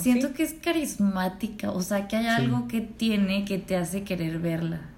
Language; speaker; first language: Spanish; native; Spanish